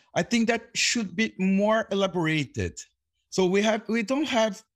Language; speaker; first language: English; non-native, fluent; Portuguese